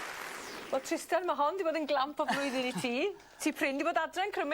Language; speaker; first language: Welsh; native; Welsh